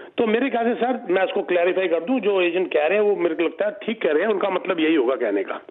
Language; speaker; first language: Hindi; native; Hindi